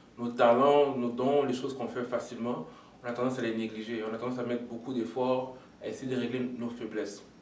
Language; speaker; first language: French; non-native, local second language; Lingala